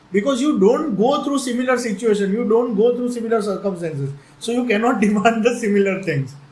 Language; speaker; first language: English; non-native, local second language; Gujarati